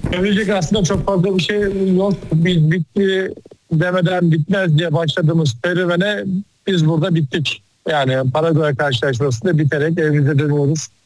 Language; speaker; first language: Turkish; native; Turkish